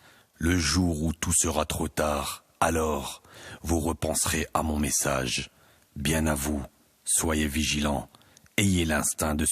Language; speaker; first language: French; native; French